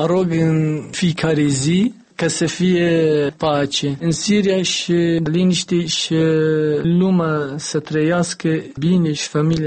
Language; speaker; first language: Romanian; non-native, learner; Arabic